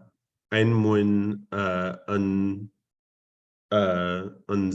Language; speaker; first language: Vietnamese; non-native, learner; English